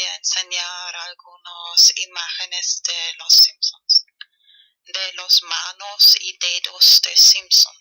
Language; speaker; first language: Spanish; non-native, fluent; German